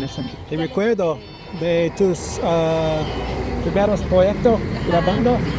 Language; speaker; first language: Spanish; non-native, learner; English